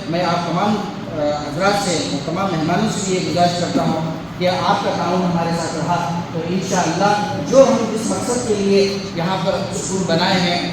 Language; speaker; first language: Urdu; native; Urdu